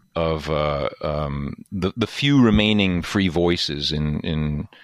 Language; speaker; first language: English; native; English